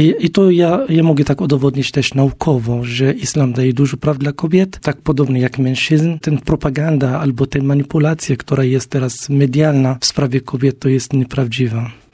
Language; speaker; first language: Polish; non-native, learner; Arabic